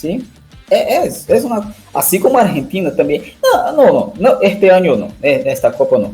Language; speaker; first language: Spanish; non-native, learner; Portuguese